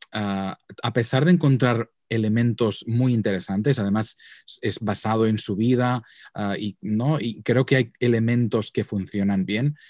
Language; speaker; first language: Spanish; non-native, local second language; Catalan